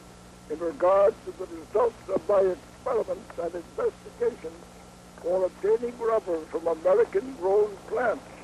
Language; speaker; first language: English; native; English